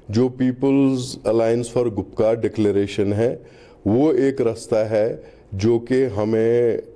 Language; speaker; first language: Hindi; non-native, local second language; Kashmiri